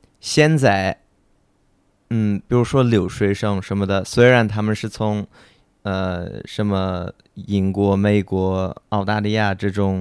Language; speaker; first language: Chinese; non-native, fluent; English